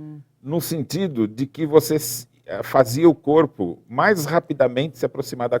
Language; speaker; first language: Portuguese; native; Portuguese